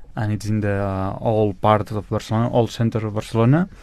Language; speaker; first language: English; non-native, learner; Spanish